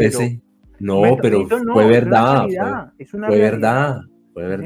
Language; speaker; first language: Spanish; native; Spanish